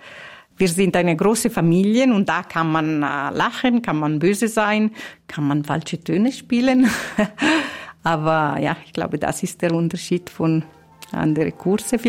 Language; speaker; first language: German; non-native, fluent; Italian